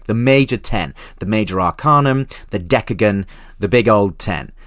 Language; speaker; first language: English; native; English